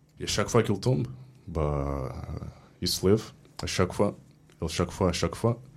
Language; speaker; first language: French; non-native, fluent; Portuguese